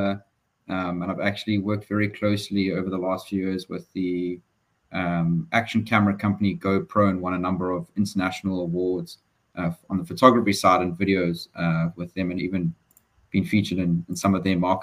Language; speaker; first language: English; native; English